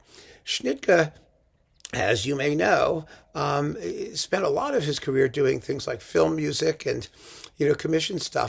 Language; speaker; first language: English; native; English